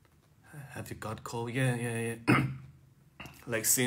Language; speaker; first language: English; non-native, fluent; Thai